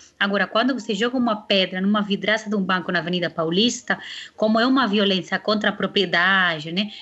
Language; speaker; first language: Portuguese; non-native, fluent; Spanish